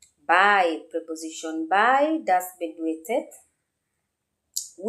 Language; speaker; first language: German; non-native, learner; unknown